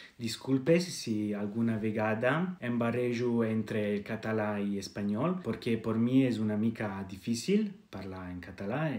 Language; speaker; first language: Catalan; non-native, learner; Italian